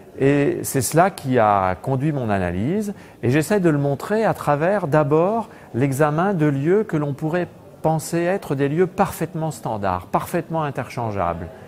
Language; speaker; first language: French; native; French